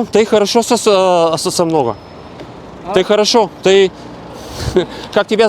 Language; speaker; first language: Russian; non-native, learner; Bulgarian